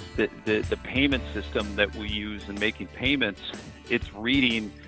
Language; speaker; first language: English; native; English